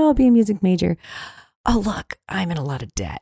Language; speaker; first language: English; native; English